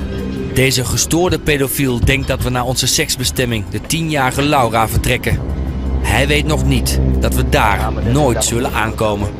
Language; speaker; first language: Dutch; native; Dutch